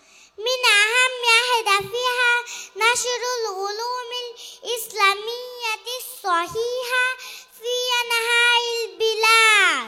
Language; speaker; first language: Arabic; non-native, learner; Bangla